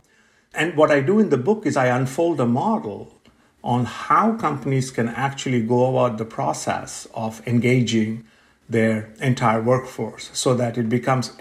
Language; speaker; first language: English; non-native, local second language; Bangla